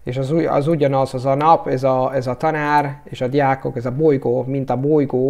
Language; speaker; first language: Hungarian; non-native, learner; Italian